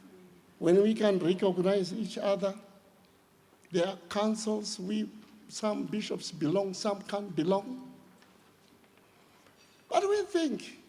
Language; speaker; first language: English; non-native, local second language; Shona